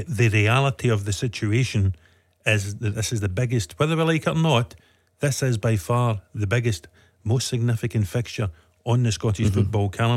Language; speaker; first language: English; native; English